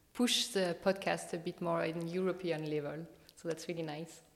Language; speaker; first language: English; non-native, fluent; French